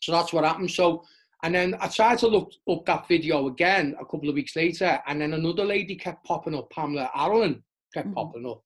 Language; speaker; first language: English; native; English